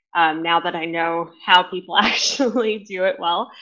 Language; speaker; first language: English; native; English